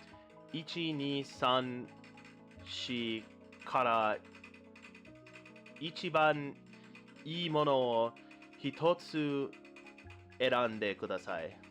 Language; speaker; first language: Japanese; non-native, learner; English